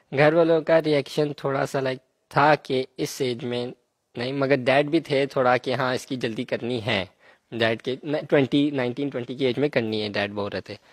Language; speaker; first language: Urdu; early bilingual, heritage; Urdu